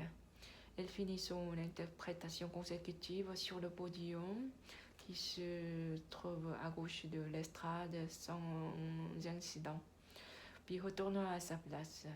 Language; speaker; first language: French; non-native, learner; Korean